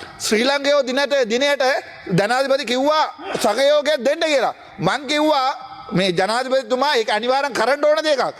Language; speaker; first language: Sinhala; non-native, local second language; Tamil